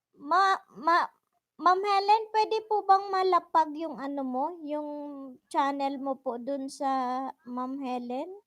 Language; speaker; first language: Filipino; non-native, local second language; Bikol